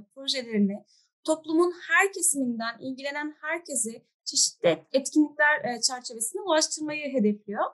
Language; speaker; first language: Turkish; native; Turkish